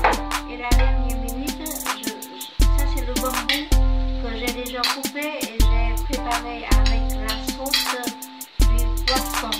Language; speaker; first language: French; non-native, fluent; Vietnamese